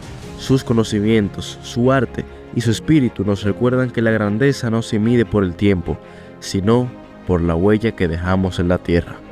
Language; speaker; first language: Spanish; native; Spanish